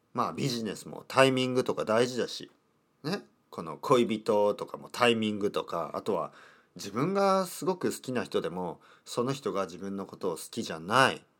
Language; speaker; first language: Japanese; native; Japanese